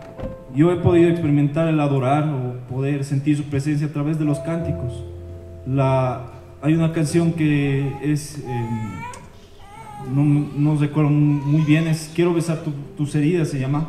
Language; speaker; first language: Spanish; native; Spanish